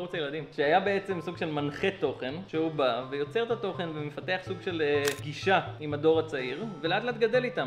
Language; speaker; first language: Hebrew; native; Hebrew